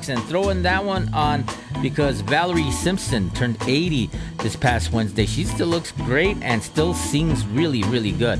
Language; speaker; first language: English; native; English